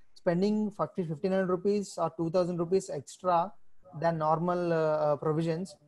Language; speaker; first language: English; non-native, local second language; Telugu